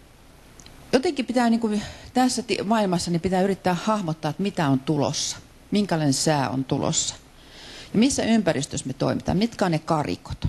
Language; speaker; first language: Finnish; native; Finnish